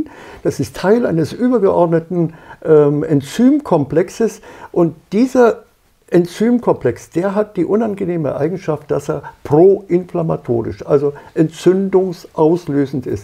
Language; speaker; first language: German; native; German